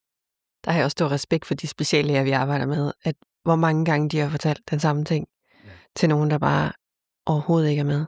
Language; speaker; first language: Danish; native; Danish